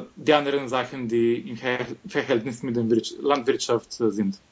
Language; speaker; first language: German; non-native, fluent; Macedonian